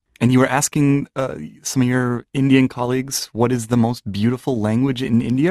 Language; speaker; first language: English; native; English